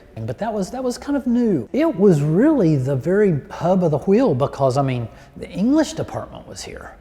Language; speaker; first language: English; native; English